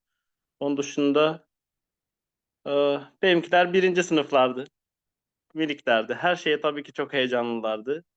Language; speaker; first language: Turkish; native; Turkish